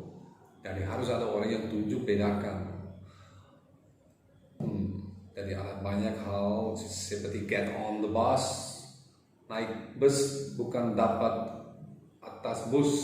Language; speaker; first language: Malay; non-native, fluent; English